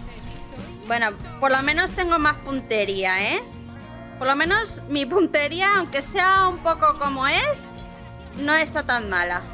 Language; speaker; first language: Spanish; native; Spanish